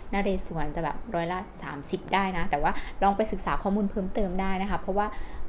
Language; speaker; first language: Thai; native; Thai